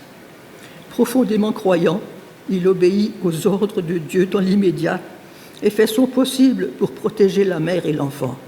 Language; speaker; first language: French; native; French